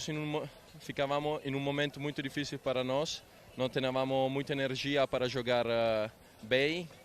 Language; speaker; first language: Portuguese; non-native, learner; Spanish